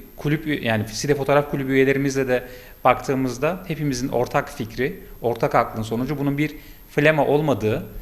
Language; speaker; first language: Turkish; native; Turkish